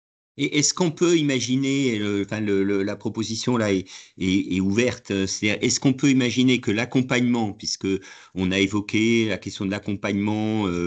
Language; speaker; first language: French; native; French